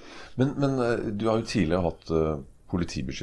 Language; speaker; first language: Norwegian; native; Norwegian